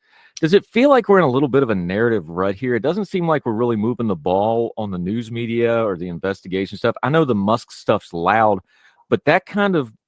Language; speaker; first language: English; native; English